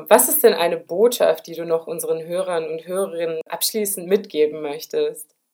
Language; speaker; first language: German; native; German